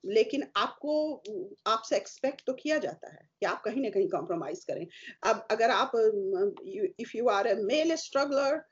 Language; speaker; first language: Hindi; native; Hindi